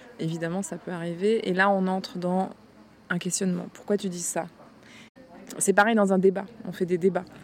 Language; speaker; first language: French; native; French